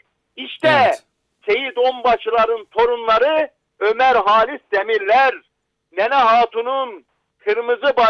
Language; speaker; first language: Turkish; native; Turkish